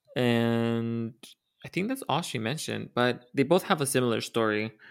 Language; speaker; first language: English; early bilingual, other home language; Spanish